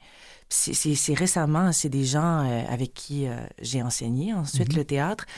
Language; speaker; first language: French; native; French